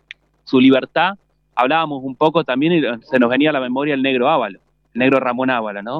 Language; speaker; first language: Spanish; native; Spanish